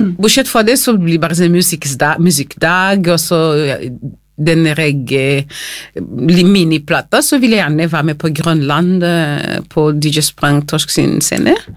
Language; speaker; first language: Norwegian; non-native, fluent; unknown